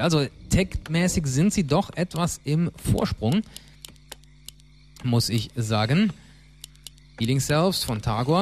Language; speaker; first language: German; native; German